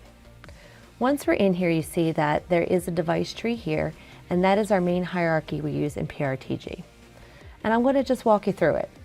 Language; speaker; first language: English; native; English